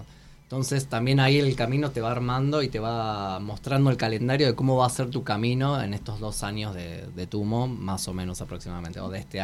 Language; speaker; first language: Spanish; native; Spanish